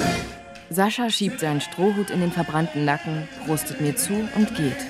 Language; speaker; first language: German; native; German